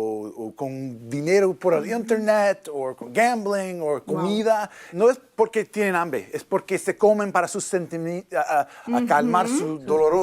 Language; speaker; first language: Spanish; non-native, learner; English